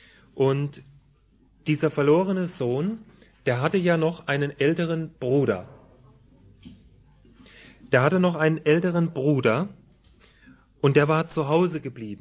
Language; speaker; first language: German; native; German